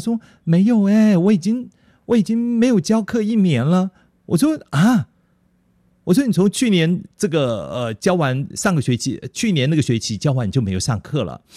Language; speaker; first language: Chinese; native; Chinese